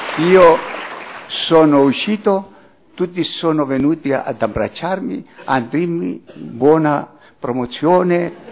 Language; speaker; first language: Italian; non-native, fluent; Greek